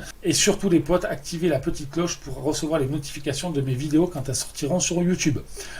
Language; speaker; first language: French; native; French